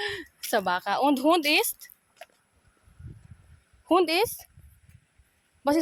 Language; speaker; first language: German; non-native, learner; Filipino